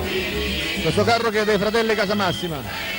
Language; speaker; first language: Italian; native; Italian